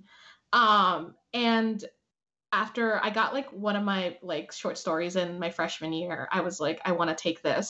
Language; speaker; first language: English; early bilingual, other home language; Spanish